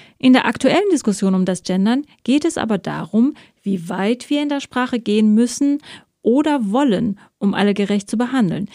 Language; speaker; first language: German; early bilingual, other home language; Persian